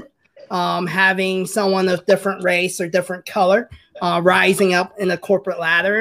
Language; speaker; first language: English; early bilingual, other home language; Cantonese